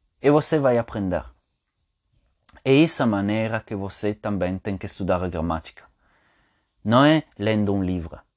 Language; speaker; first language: Portuguese; non-native, fluent; Italian